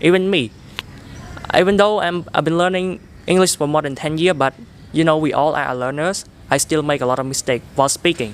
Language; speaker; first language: English; non-native, fluent; Khmer